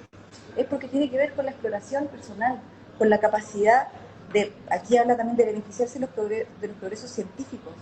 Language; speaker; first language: Spanish; native; Spanish